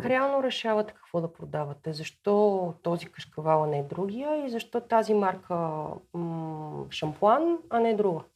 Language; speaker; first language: Bulgarian; native; Bulgarian